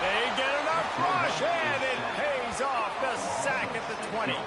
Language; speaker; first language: English; native; English